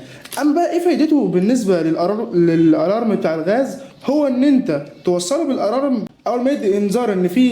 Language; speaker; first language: Arabic; native; Arabic